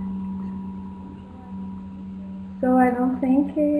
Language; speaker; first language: English; non-native, fluent; Portuguese